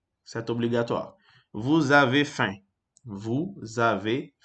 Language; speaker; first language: French; non-native, fluent; Portuguese